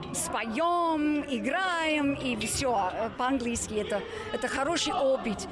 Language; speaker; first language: Russian; non-native, learner; English